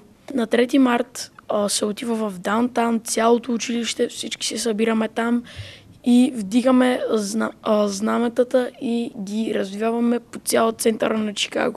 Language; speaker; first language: Bulgarian; early bilingual, heritage; Bulgarian